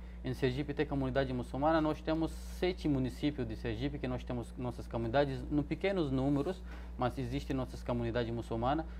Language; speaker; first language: Portuguese; non-native, fluent; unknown